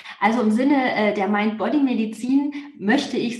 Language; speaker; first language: German; native; German